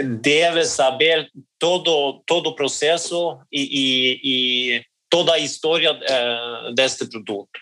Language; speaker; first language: Portuguese; non-native, learner; Norwegian